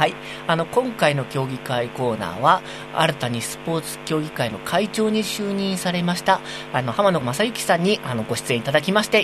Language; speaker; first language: Japanese; native; Japanese